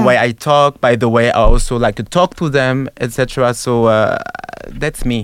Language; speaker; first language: English; non-native, fluent; French